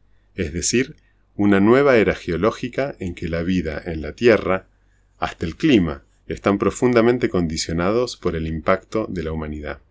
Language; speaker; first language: Spanish; native; Spanish